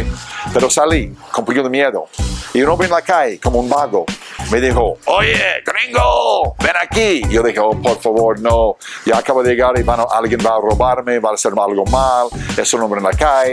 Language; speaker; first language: Spanish; non-native, fluent; English